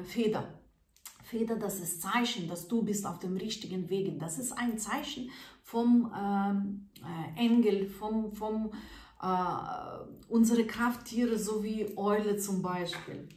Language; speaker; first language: German; non-native, fluent; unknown